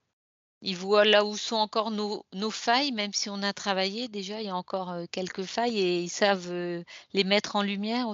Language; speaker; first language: French; native; French